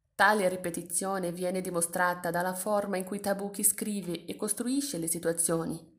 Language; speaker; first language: Italian; non-native, fluent; Portuguese